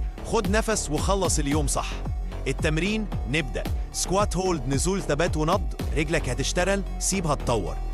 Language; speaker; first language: Arabic; native; Arabic